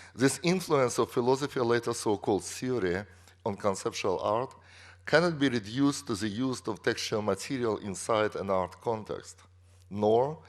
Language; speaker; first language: English; non-native, fluent; Russian